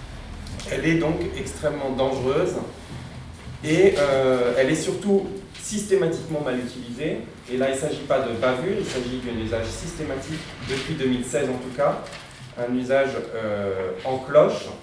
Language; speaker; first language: French; native; French